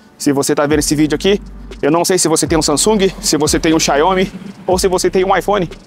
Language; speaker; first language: Portuguese; native; Portuguese